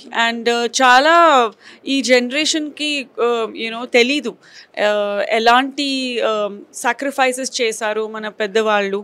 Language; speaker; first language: Telugu; non-native, fluent; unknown